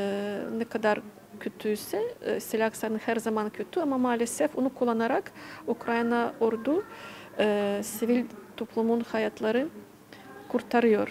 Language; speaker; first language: Turkish; non-native, fluent; Ukrainian